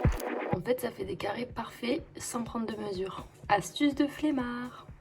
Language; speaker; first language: French; native; French